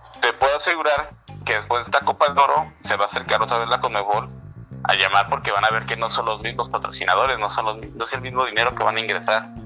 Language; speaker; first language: Spanish; native; Spanish